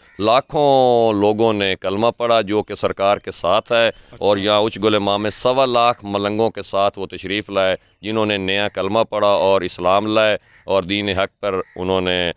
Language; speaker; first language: Urdu; non-native, local second language; Punjabi